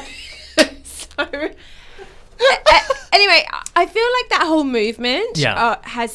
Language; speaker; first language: English; non-native, local second language; Romanian